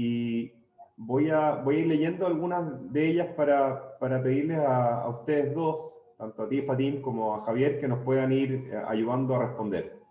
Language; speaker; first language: Spanish; native; Spanish